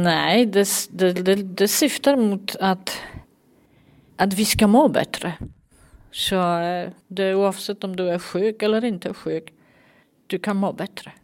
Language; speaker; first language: Swedish; non-native, fluent; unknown